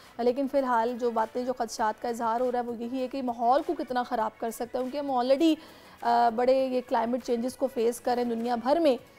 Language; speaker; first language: Urdu; native; Urdu